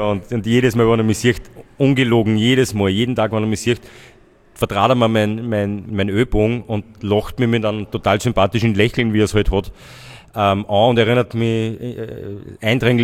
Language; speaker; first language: German; native; German